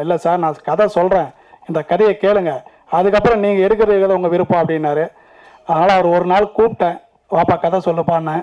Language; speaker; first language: Tamil; native; Tamil